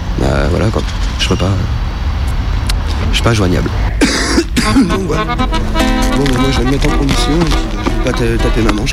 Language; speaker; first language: French; native; French